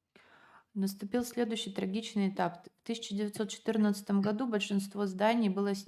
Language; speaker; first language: Russian; native; Russian